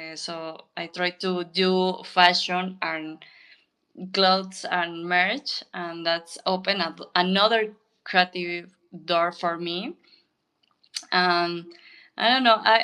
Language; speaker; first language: English; non-native, learner; Spanish